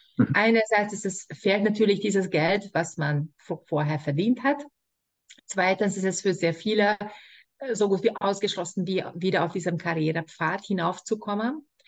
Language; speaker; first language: German; non-native, fluent; Hungarian